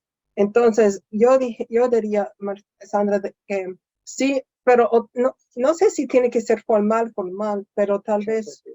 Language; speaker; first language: Spanish; non-native, fluent; English